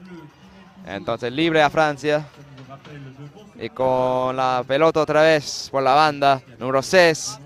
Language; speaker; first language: Spanish; non-native, fluent; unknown